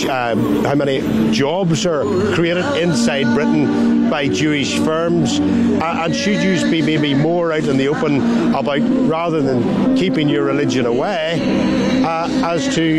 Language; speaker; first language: English; native; English